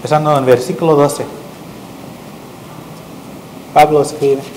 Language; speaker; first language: Spanish; non-native, fluent; English